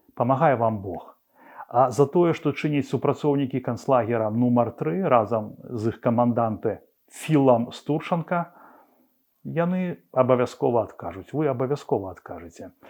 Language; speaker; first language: Belarusian; non-native, local second language; Russian